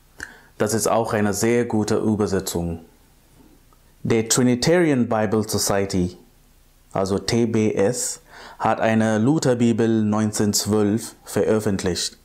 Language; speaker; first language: German; non-native, fluent; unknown